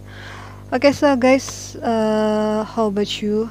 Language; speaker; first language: English; non-native, learner; Indonesian